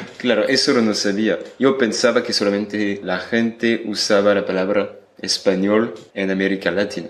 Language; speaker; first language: Spanish; non-native, fluent; French